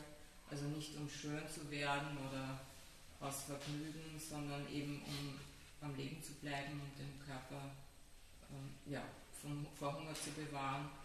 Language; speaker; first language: German; native; German